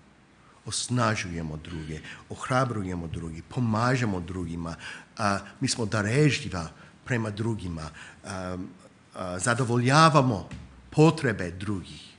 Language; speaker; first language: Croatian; non-native, fluent; English